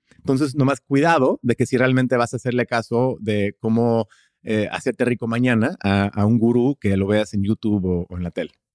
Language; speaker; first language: Spanish; early bilingual, heritage; Spanish